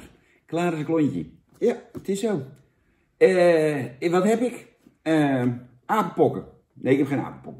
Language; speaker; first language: Dutch; native; Dutch